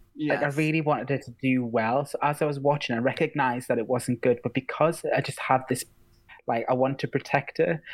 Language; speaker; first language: English; native; English